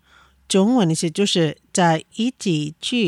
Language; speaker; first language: Chinese; non-native, fluent; Indonesian